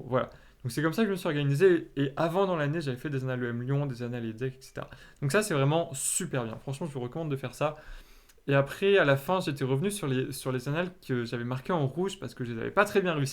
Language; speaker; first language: French; native; French